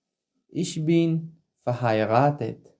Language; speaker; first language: German; non-native, fluent; Pashto